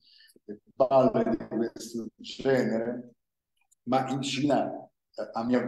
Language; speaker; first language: Italian; native; Italian